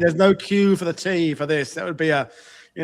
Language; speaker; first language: English; native; English